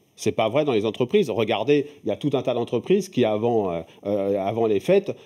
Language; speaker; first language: French; native; French